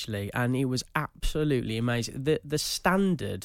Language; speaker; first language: English; native; English